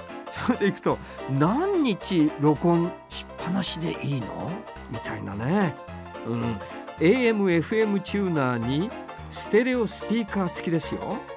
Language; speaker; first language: Japanese; native; Japanese